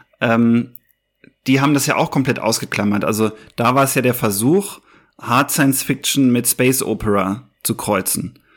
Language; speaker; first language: German; native; German